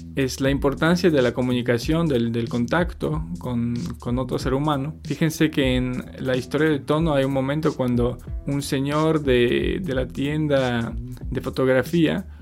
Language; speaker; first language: Spanish; non-native, fluent; Polish